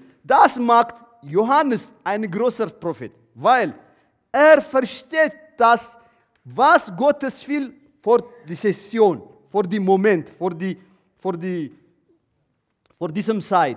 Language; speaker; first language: German; non-native, learner; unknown